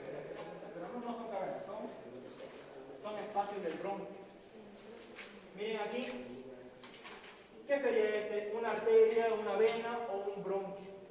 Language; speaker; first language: Spanish; native; Spanish